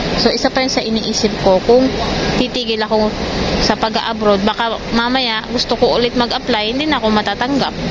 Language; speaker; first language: Filipino; native; Filipino